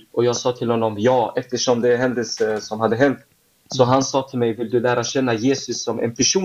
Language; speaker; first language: Swedish; early bilingual, other home language; Vietnamese